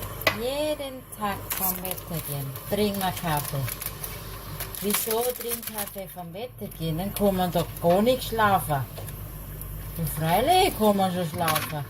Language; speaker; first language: German; non-native, learner; Thai